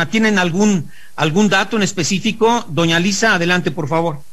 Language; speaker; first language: Spanish; native; Spanish